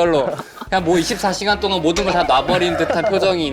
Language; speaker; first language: Korean; native; Korean